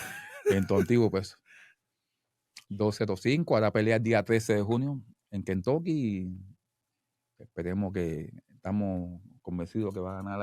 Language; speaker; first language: Spanish; native; Spanish